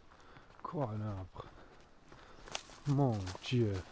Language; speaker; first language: French; non-native, learner; English